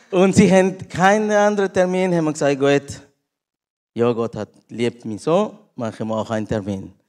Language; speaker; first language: German; non-native, learner; Spanish